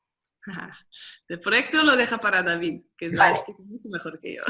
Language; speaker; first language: Spanish; non-native, fluent; Dutch